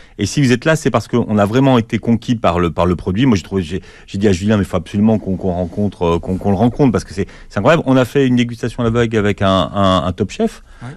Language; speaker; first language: French; native; French